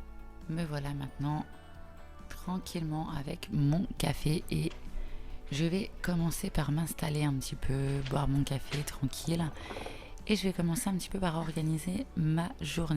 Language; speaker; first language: French; native; French